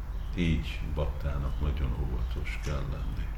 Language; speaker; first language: Hungarian; early bilingual, heritage; Hungarian